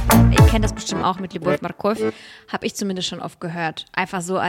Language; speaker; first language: German; early bilingual, other home language; Russian